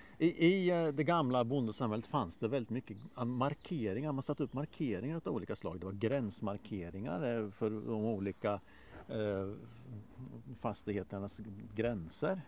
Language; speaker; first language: Swedish; native; Swedish